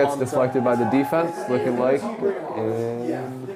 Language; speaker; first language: English; native; English